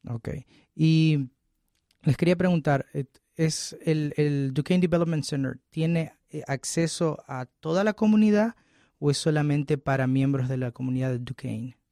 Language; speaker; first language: Spanish; native; Spanish